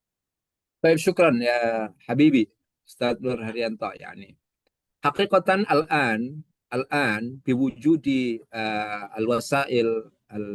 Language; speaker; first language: Arabic; non-native, fluent; Indonesian